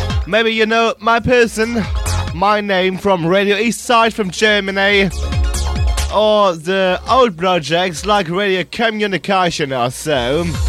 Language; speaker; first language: English; non-native, fluent; German